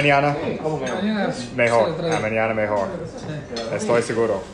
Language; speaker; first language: Spanish; non-native, learner; English